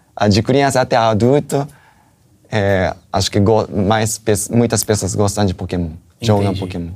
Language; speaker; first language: Portuguese; non-native, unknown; Japanese